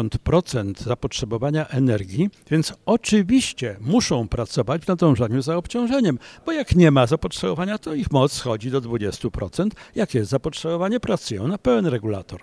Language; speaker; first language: Polish; native; Polish